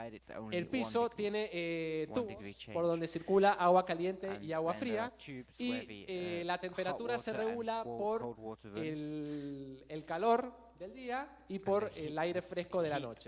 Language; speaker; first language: Spanish; native; Spanish